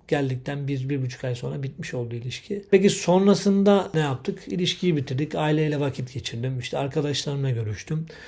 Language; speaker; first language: Turkish; native; Turkish